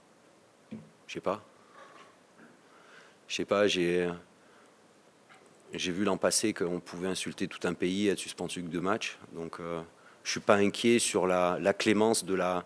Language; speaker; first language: French; native; French